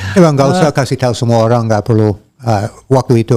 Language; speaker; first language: Indonesian; non-native, learner; English